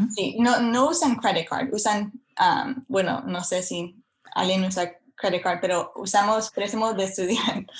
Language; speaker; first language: Spanish; early bilingual, heritage; Spanish